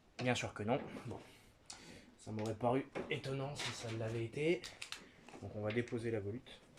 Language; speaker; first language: French; native; French